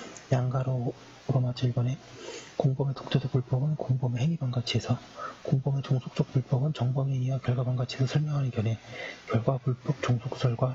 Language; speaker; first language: Korean; native; Korean